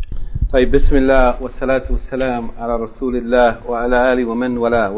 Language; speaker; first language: Arabic; non-native, fluent; English